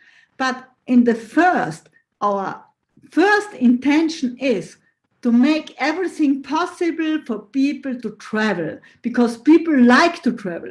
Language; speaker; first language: English; non-native, fluent; German